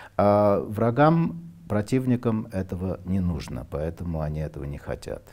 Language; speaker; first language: Russian; non-native, local second language; Armenian